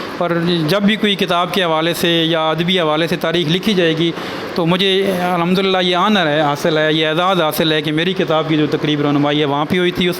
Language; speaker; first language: Urdu; non-native, local second language; Punjabi